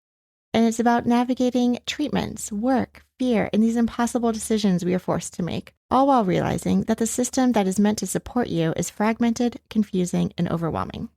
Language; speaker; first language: English; native; English